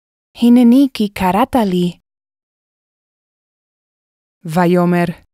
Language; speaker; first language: Hebrew; non-native, fluent; English